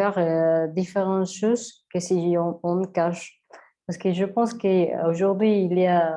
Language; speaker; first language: French; non-native, learner; Spanish